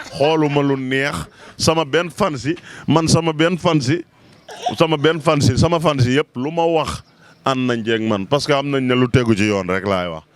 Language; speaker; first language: Wolof; native; Wolof